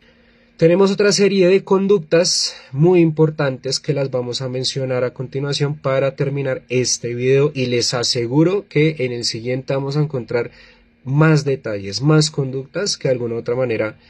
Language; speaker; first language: Spanish; native; Spanish